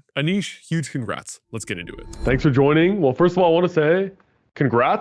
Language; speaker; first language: English; native; English